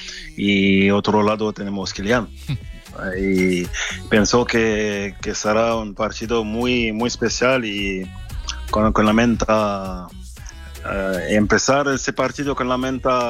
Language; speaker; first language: Spanish; non-native, fluent; French